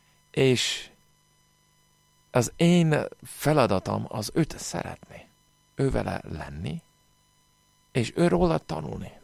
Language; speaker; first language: Hungarian; non-native, fluent; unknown